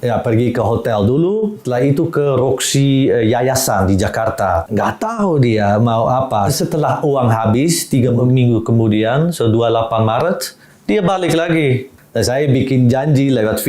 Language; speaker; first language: Indonesian; non-native, fluent; Dutch